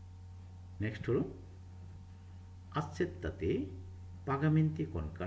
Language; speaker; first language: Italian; non-native, fluent; Bangla